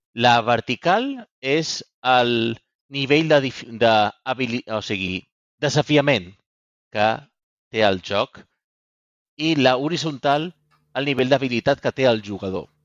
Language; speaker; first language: Catalan; native; Catalan